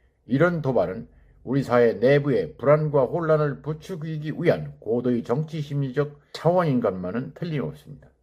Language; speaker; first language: Korean; native; Korean